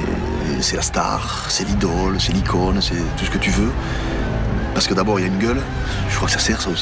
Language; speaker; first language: French; native; French